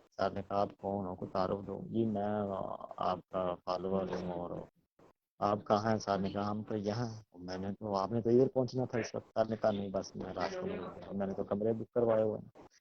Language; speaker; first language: Urdu; non-native, local second language; Punjabi